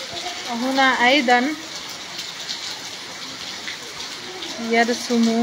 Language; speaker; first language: Arabic; non-native, learner; Bangla